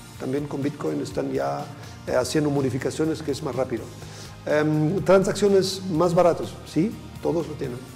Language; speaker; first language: Spanish; non-native, fluent; German